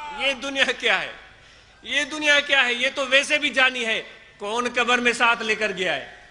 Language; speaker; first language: Urdu; non-native, local second language; Sindhi